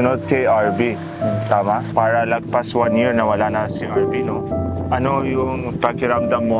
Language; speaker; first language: Filipino; non-native, learner; Arabic